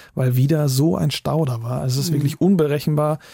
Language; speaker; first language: German; native; German